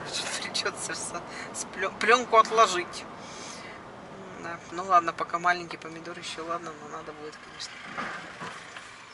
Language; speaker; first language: Russian; native; Russian